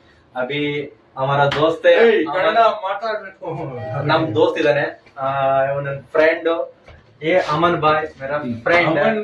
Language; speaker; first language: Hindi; non-native, local second language; Kannada